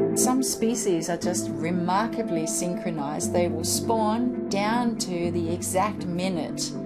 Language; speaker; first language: English; non-native, fluent; Danish